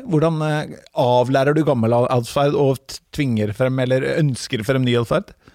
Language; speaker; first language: Norwegian; native; Norwegian